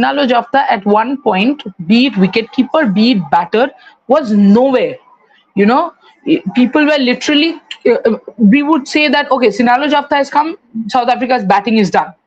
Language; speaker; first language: English; non-native, local second language; Hindi